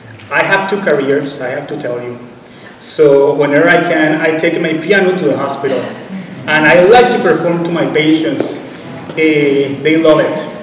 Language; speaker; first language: English; non-native, fluent; Spanish